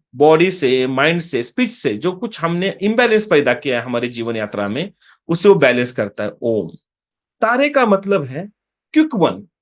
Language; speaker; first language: Hindi; non-native, local second language; Marathi